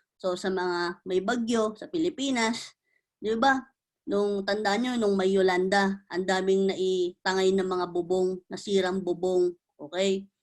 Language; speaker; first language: Filipino; native; Filipino